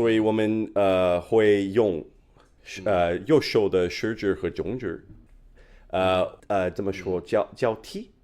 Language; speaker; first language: Chinese; non-native, fluent; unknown